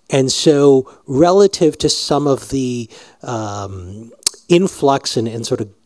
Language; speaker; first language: English; native; English